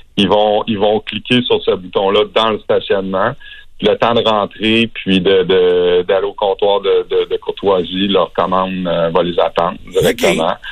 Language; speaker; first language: French; native; French